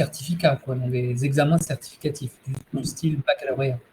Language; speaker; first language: French; native; French